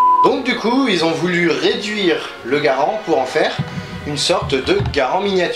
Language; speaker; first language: French; native; French